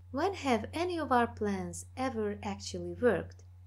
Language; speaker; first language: English; non-native, fluent; Hungarian